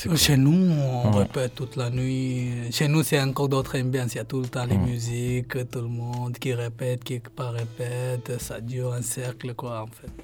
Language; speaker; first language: French; non-native, fluent; Hindi